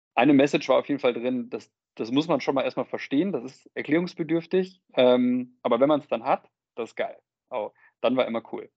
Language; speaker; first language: German; native; German